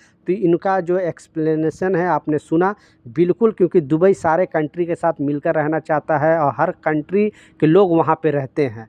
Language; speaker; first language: Hindi; native; Hindi